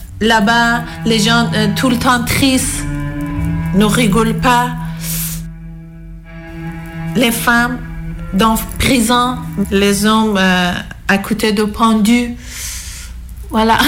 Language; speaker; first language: French; non-native, learner; Persian